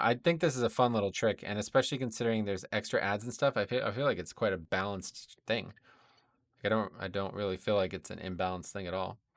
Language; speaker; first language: English; native; English